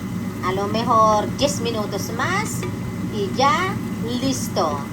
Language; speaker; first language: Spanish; non-native, fluent; Filipino